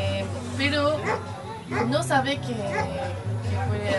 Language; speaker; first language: Spanish; non-native, learner; French